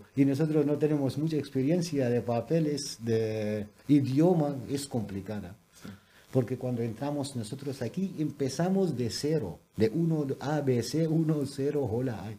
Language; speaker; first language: Spanish; non-native, learner; Urdu